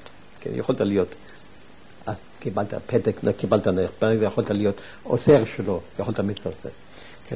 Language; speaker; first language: Hebrew; non-native, fluent; German